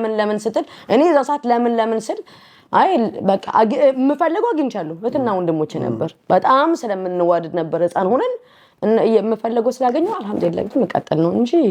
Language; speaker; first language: Amharic; early bilingual, other home language; French